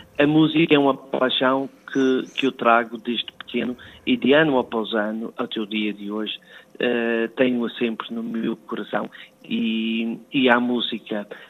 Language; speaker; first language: Portuguese; native; Portuguese